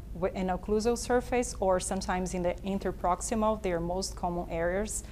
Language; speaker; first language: English; non-native, fluent; Portuguese